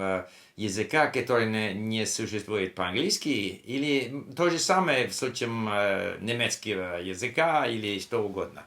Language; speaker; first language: Russian; non-native, learner; English